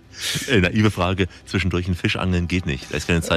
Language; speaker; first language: German; native; German